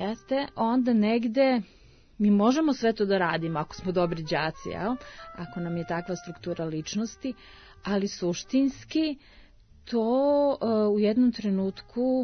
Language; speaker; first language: Serbian; native; Serbian